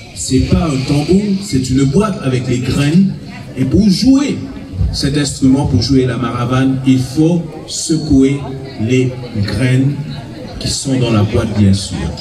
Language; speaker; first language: French; non-native, local second language; Morisyen